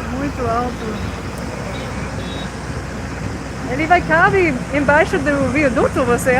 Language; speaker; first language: Portuguese; non-native, learner; English